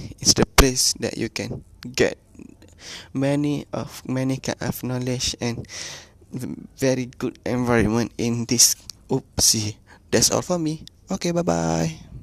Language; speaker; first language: English; non-native, learner; Malay